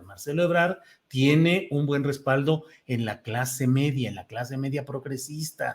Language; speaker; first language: Spanish; native; Spanish